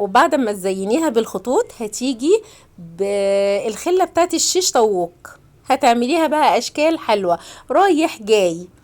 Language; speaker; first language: Arabic; native; Arabic